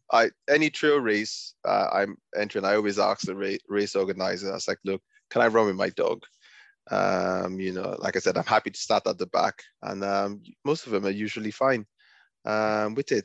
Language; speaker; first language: English; non-native, local second language; Yoruba